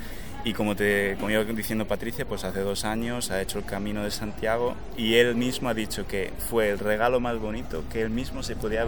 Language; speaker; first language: Spanish; native; Spanish